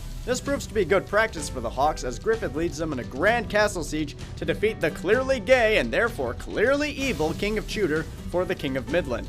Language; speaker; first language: English; native; English